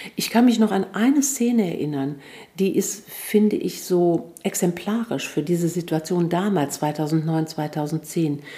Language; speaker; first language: German; native; German